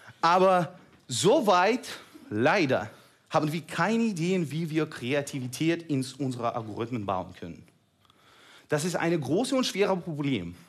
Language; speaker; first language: German; non-native, fluent; Russian